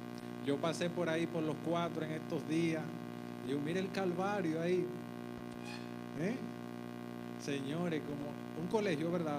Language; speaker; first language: Spanish; native; Spanish